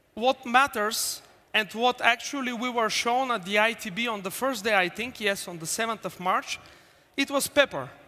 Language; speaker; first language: English; non-native, fluent; Bulgarian